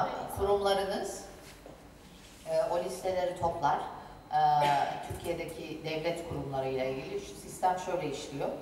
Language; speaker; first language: Turkish; native; Turkish